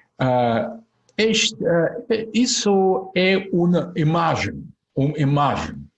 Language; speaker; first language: Portuguese; non-native, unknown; Russian